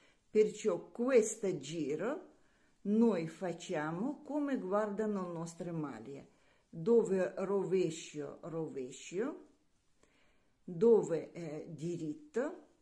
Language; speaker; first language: Italian; non-native, learner; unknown